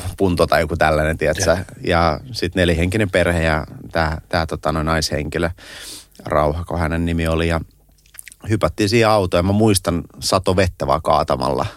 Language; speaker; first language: Finnish; early bilingual, other home language; Russian